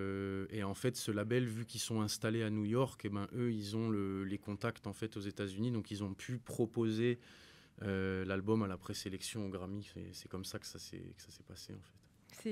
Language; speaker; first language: French; native; French